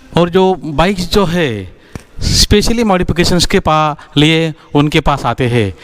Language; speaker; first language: Hindi; non-native, local second language; Marathi